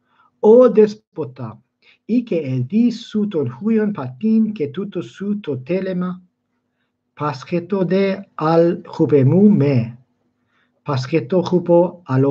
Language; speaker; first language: Greek; non-native, fluent; English